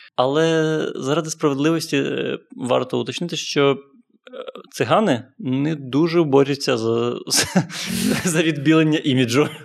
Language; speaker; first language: Ukrainian; non-native, local second language; Russian